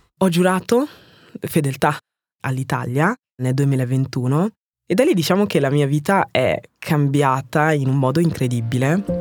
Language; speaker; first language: Italian; early bilingual, other home language; French